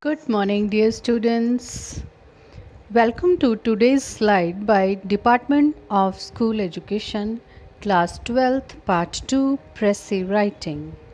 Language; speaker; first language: English; non-native, local second language; Punjabi